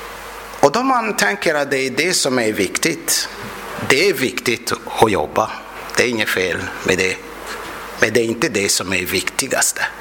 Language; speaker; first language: Swedish; non-native, fluent; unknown